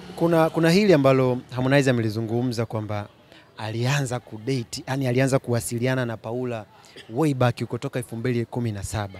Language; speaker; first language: Swahili; native; Swahili